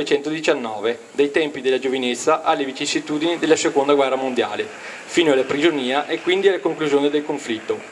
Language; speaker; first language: Italian; native; Italian